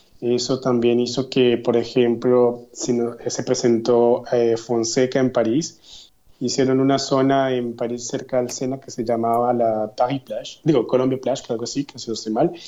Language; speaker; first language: Spanish; native; Spanish